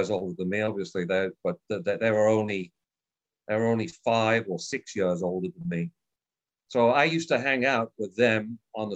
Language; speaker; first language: English; native; English